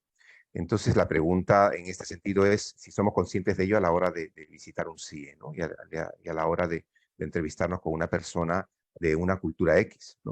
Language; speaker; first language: Spanish; native; Spanish